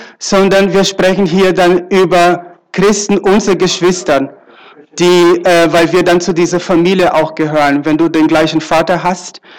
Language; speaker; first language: German; non-native, fluent; Portuguese